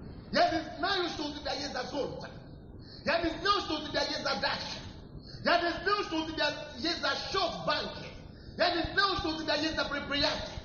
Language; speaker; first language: Russian; non-native, fluent; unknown